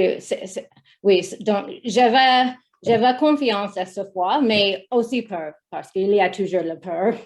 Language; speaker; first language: French; non-native, learner; English